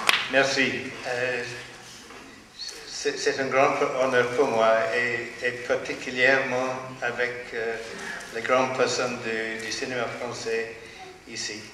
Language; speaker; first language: French; non-native, learner; English